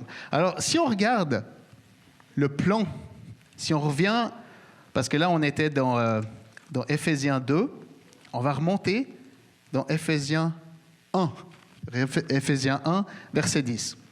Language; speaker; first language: French; native; French